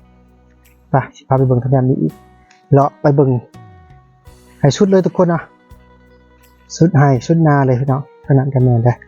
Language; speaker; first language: Thai; non-native, local second language; Lao